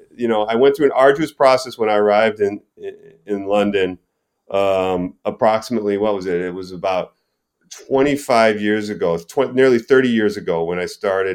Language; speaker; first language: English; native; English